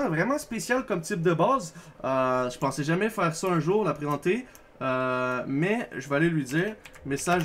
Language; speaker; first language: French; native; French